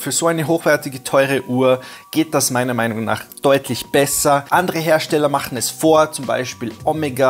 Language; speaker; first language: German; native; German